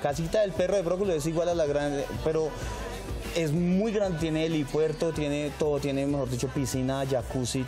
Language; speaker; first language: Spanish; native; Spanish